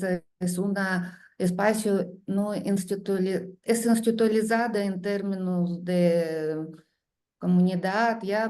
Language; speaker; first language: Spanish; non-native, learner; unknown